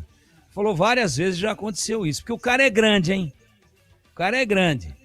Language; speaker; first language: Portuguese; native; Portuguese